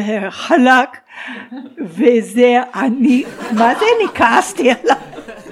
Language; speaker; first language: Hebrew; non-native, fluent; English